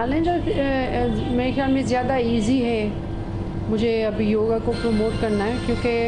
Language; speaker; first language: Hindi; non-native, fluent; English